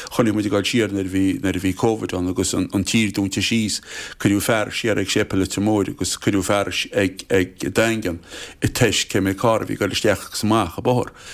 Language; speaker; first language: Irish; native; Irish